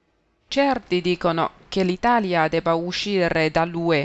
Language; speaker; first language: Italian; non-native, fluent; Chinese